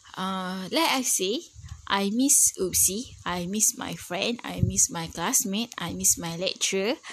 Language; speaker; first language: English; non-native, learner; Malay